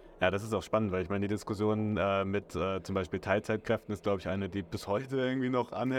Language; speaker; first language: German; native; German